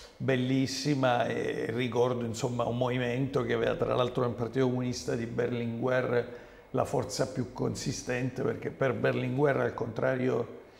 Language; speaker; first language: Italian; native; Italian